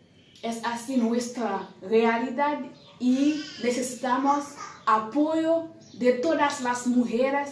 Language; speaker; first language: Spanish; non-native, learner; Haitian Creole